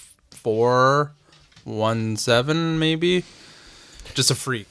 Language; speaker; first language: English; native; English